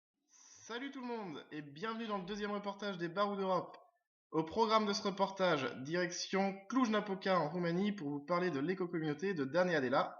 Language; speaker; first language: French; native; French